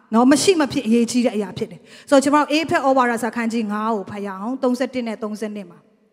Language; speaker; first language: Burmese; non-native, local second language; Tedim Chin